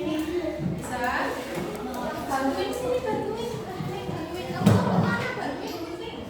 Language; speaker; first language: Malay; non-native, local second language; Javanese